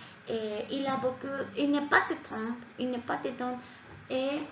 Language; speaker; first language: French; non-native, learner; Spanish